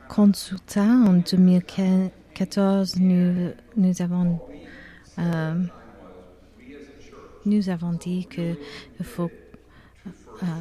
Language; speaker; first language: French; non-native, learner; English